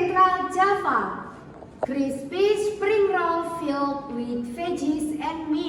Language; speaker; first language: English; non-native, learner; Indonesian